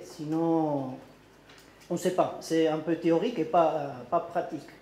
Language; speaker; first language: French; non-native, learner; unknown